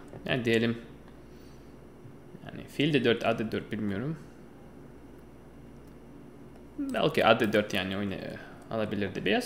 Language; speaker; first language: Turkish; non-native, fluent; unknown